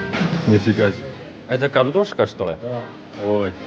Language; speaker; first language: Russian; non-native, learner; Chinese